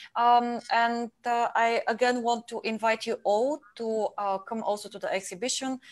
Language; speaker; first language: English; non-native, fluent; Bulgarian